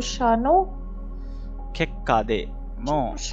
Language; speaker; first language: Japanese; non-native, fluent; Hindi